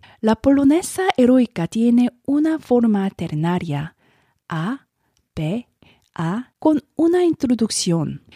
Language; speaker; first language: Spanish; non-native, learner; Korean